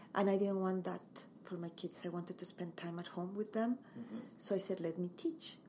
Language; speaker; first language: English; non-native, fluent; Spanish